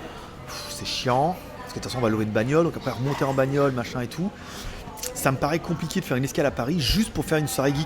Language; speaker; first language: French; native; French